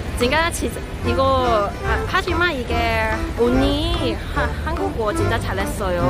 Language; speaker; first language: Korean; non-native, learner; Cantonese